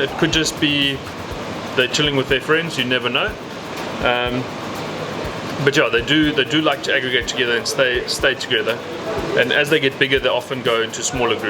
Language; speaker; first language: English; native; English